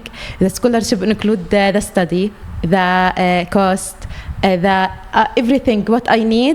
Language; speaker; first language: English; non-native, learner; Arabic